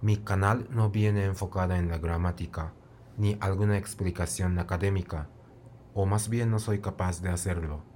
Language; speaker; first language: Spanish; non-native, fluent; Japanese